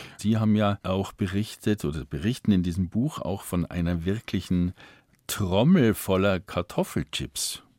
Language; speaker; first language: German; native; German